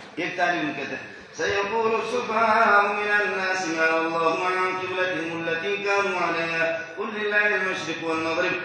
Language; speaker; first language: Urdu; non-native, local second language; Brahui